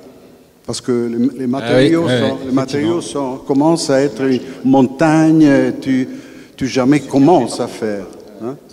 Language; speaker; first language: French; non-native, fluent; Italian